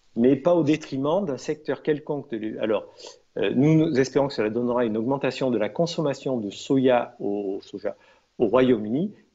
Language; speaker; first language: French; native; French